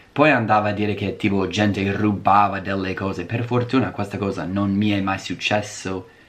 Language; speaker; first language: Italian; non-native, fluent; English